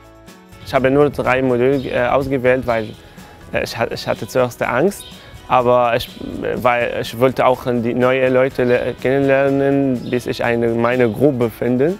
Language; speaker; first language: German; non-native, learner; Arabic